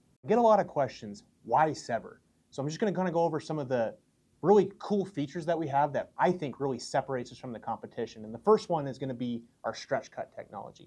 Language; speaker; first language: English; native; English